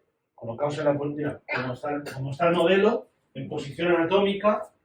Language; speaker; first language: Spanish; native; Spanish